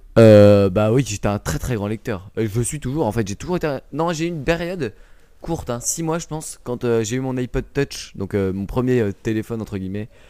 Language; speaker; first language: French; native; French